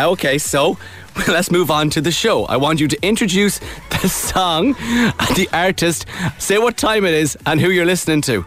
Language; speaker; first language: English; native; English